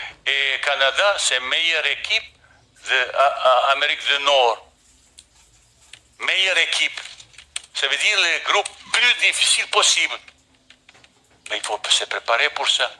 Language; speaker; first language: French; non-native, fluent; Bosnian